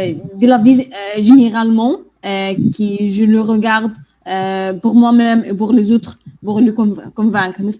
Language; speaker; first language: French; non-native, learner; Arabic